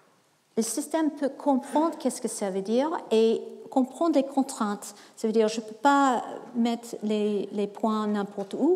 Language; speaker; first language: French; non-native, fluent; English